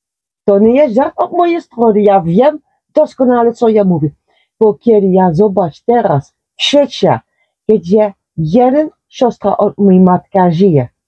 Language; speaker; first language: Polish; non-native, learner; Dutch